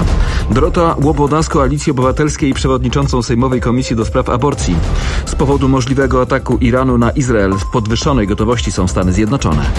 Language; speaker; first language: Polish; native; Polish